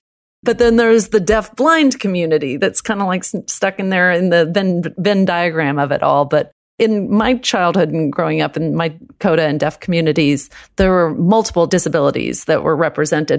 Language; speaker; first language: English; early bilingual, other home language; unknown